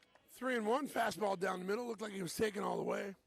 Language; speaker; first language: English; native; English